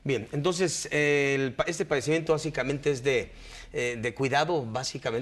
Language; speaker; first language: Spanish; native; Spanish